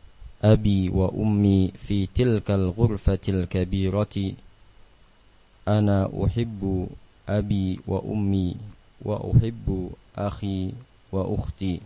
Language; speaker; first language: Arabic; non-native, fluent; Indonesian